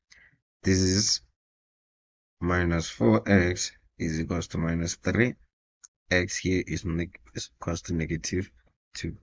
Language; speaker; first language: English; non-native, local second language; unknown